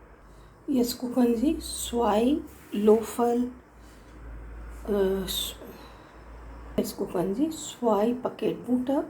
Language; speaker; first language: German; non-native, learner; Hindi